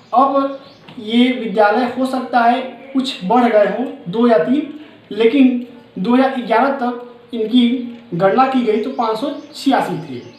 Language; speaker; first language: Hindi; native; Hindi